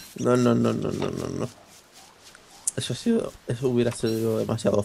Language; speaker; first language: Spanish; native; Spanish